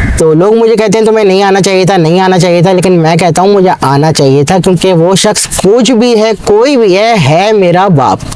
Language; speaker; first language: Urdu; native; Urdu